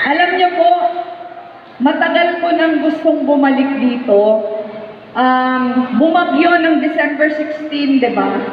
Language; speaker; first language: Filipino; non-native, local second language; Bikol